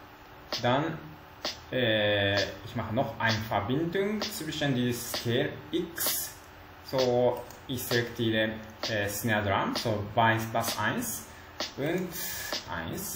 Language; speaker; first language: German; non-native, learner; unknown